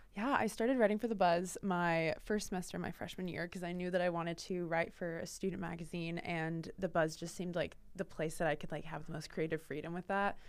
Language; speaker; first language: English; native; English